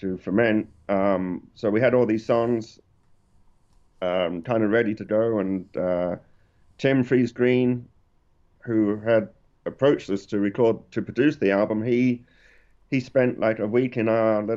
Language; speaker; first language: English; native; English